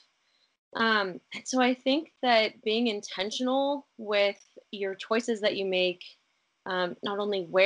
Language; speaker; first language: English; native; English